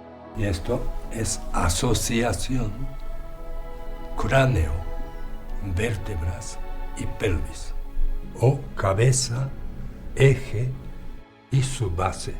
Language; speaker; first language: Spanish; non-native, fluent; Japanese